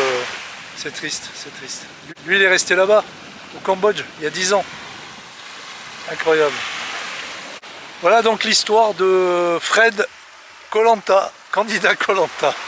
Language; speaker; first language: French; native; French